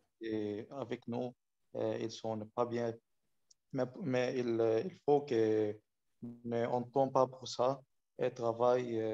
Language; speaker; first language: French; non-native, learner; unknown